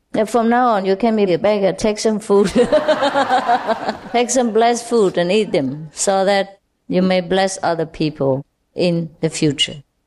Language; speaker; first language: English; non-native, fluent; Vietnamese